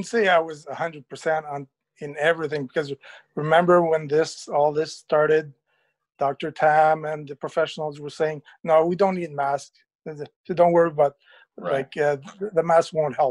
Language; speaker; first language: English; native; English